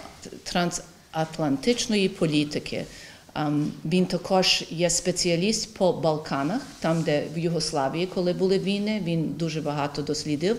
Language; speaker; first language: Ukrainian; early bilingual, heritage; Ukrainian